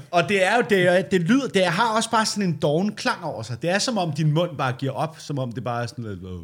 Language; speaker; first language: Danish; native; Danish